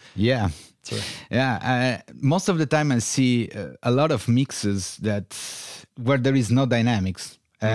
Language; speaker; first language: English; non-native, fluent; Italian